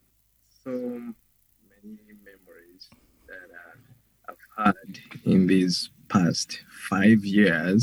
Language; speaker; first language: English; non-native, local second language; Ganda